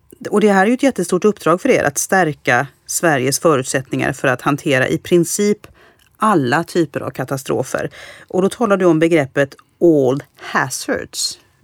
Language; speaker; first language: Swedish; native; Swedish